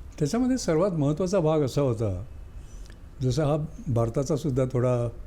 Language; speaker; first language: Marathi; native; Marathi